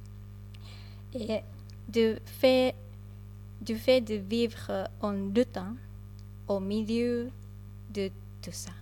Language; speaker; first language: French; non-native, learner; Japanese